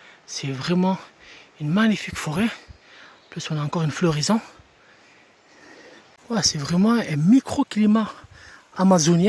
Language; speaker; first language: French; native; French